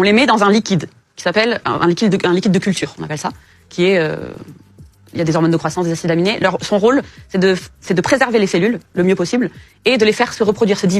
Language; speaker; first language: French; native; French